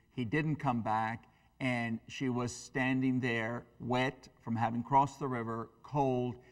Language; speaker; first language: English; early bilingual, other home language; Spanish